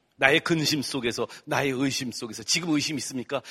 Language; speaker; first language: Korean; early bilingual, heritage; Korean